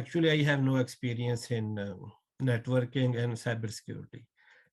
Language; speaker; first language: English; non-native, learner; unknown